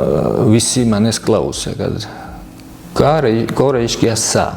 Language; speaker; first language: Lithuanian; non-native, fluent; Georgian